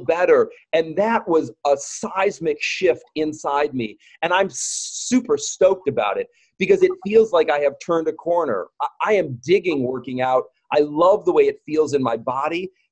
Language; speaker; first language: English; native; English